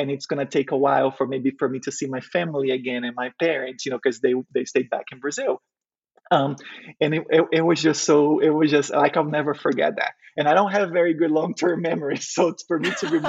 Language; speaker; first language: English; non-native, fluent; Portuguese